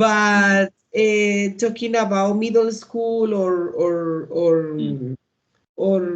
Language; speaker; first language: English; non-native, learner; Spanish